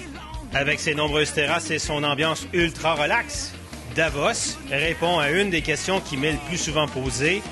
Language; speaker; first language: French; native; French